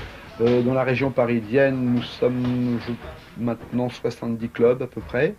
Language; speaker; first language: French; native; French